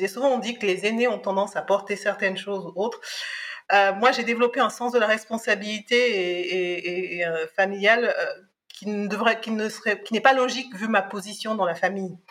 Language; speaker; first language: French; early bilingual, other home language; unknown